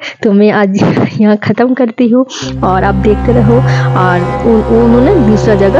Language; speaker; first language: Hindi; non-native, local second language; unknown